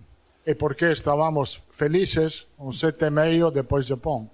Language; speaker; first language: Portuguese; non-native, fluent; Italian